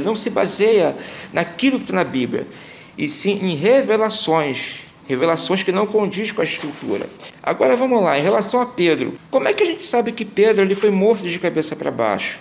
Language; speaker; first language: Portuguese; native; Portuguese